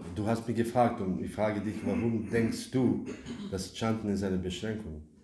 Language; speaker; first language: German; non-native, learner; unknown